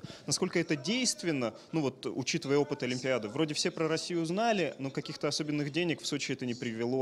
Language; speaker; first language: Russian; native; Russian